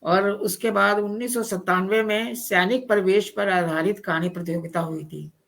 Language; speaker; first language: Hindi; non-native, local second language; Punjabi